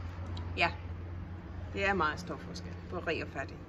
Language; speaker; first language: Danish; non-native, fluent; Spanish